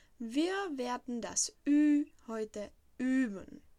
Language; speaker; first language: German; non-native, fluent; Czech